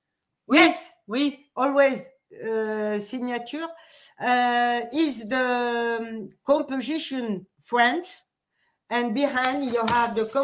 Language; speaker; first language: English; non-native, learner; French